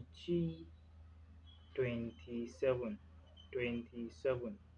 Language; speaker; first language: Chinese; non-native, learner; Hausa